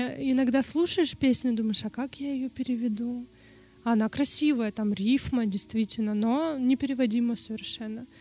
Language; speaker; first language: Russian; non-native, local second language; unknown